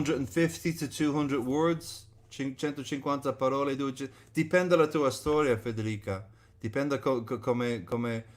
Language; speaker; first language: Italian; non-native, fluent; English